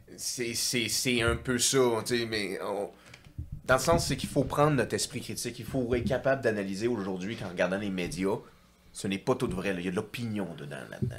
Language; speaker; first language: French; native; French